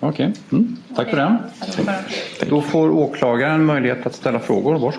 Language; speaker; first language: Swedish; native; Swedish